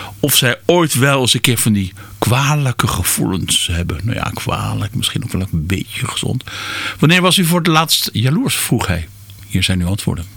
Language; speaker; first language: Dutch; native; Dutch